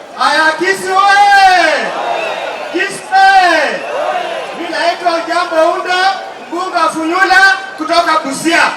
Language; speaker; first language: Swahili; non-native, local second language; Luyia